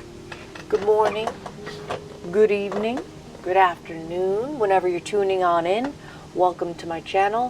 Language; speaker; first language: English; native; English